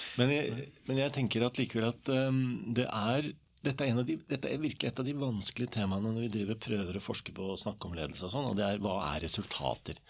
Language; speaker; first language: Norwegian; native; Norwegian